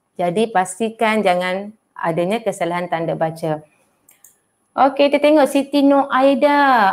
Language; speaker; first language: Malay; native; Malay